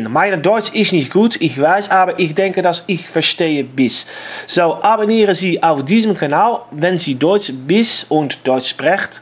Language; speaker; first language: German; non-native, learner; Dutch